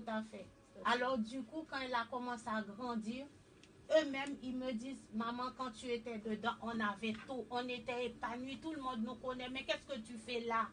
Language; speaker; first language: French; native; French